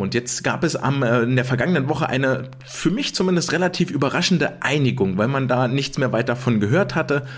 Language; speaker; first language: German; native; German